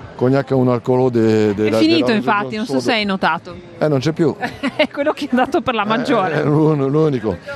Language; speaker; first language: Italian; non-native, learner; French